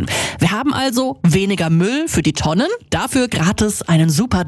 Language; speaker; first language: German; native; German